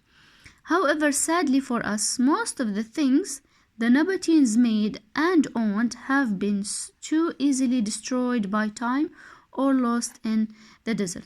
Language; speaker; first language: English; non-native, fluent; Arabic